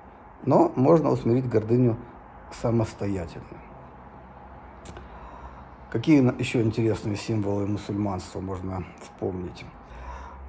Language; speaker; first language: Russian; native; Russian